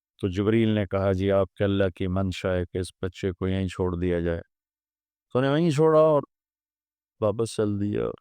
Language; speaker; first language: Urdu; non-native, local second language; Punjabi